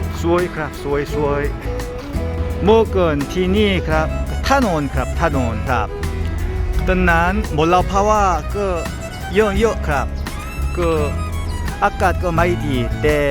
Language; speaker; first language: Thai; non-native, learner; Korean